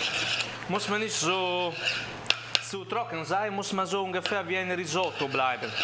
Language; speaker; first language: German; non-native, learner; Italian